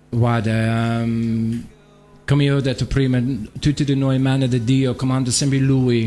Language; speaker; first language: Italian; non-native, learner; English